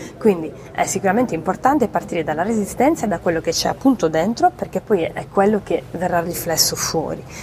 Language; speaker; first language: Italian; native; Italian